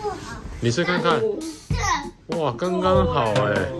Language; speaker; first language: Chinese; native; Chinese